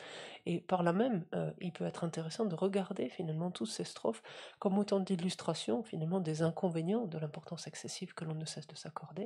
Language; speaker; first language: French; native; French